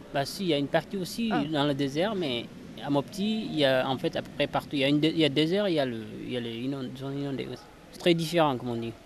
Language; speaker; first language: French; non-native, local second language; Fula